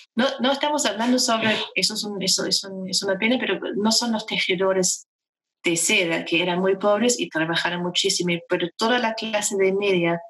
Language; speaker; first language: Spanish; non-native, fluent; German